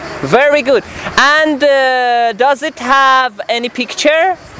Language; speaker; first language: English; non-native, fluent; Persian